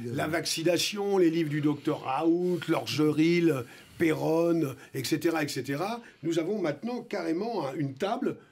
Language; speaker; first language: French; native; French